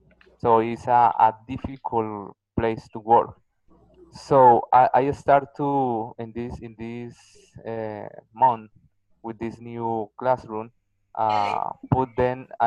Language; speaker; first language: English; non-native, learner; Spanish